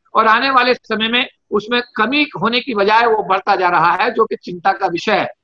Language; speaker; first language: Hindi; native; Hindi